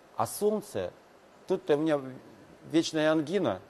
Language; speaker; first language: Russian; native; Russian